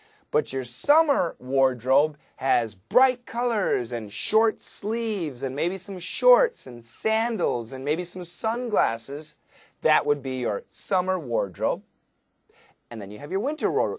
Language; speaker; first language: English; native; English